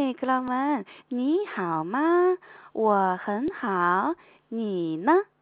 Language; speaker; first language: Korean; non-native, fluent; Chinese